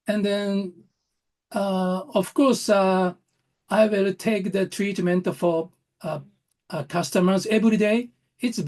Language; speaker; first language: English; non-native, learner; Japanese